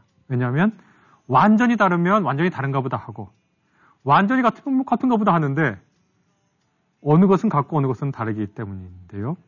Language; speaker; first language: Korean; native; Korean